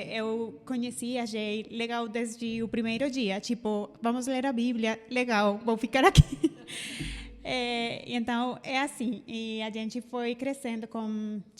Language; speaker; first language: Portuguese; non-native, fluent; Spanish